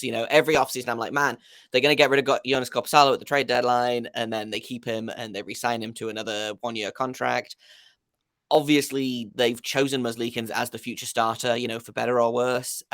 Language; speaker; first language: English; native; English